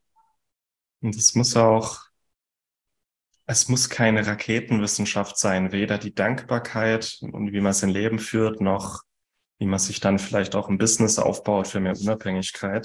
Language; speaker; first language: German; native; German